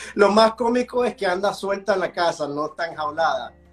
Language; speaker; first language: Spanish; early bilingual, heritage; Spanish